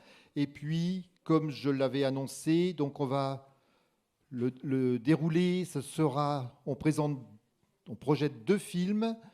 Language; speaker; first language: French; native; French